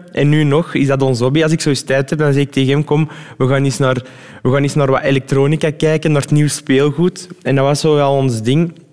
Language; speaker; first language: Dutch; early bilingual, other home language; Arabic